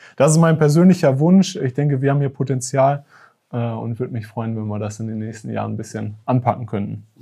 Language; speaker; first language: German; native; German